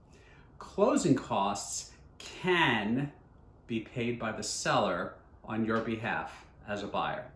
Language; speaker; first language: English; native; English